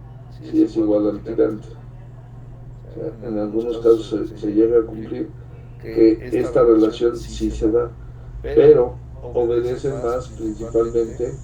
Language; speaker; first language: Spanish; native; Spanish